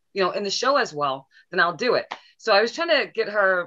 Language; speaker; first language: English; native; English